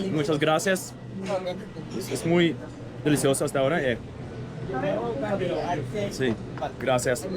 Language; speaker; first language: Spanish; non-native, fluent; Russian